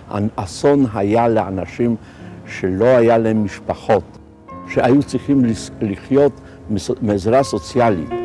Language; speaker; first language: Hebrew; non-native, fluent; Polish